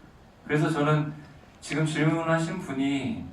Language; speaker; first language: Korean; native; Korean